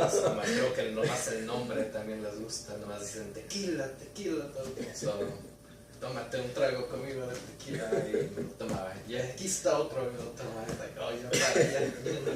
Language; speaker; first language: Spanish; early bilingual, heritage; Spanish